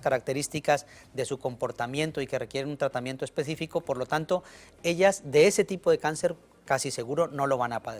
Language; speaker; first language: Spanish; native; Spanish